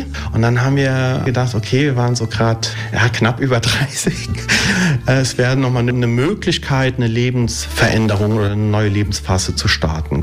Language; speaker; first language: German; early bilingual, other home language; Italian